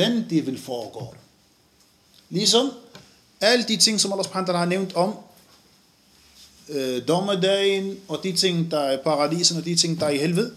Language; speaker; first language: Danish; non-native, fluent; Arabic